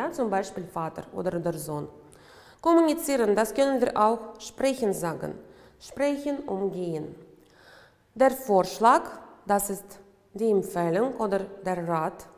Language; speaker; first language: German; non-native, fluent; Uzbek